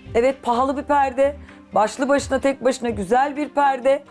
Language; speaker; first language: Turkish; native; Turkish